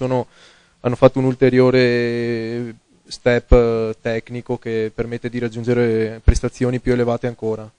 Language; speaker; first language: Italian; native; Italian